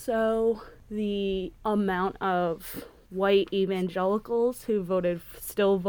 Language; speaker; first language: English; native; English